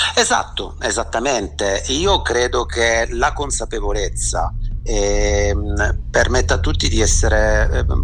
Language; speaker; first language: Italian; native; Italian